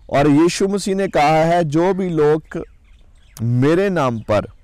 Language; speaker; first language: Hindi; non-native, local second language; Punjabi